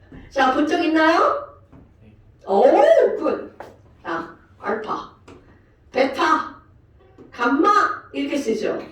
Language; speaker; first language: Korean; native; Korean